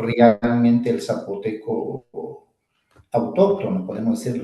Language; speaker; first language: Spanish; non-native, local second language; Zapotec